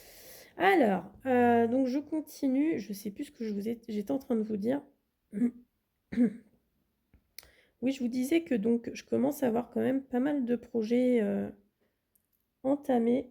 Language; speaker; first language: French; native; French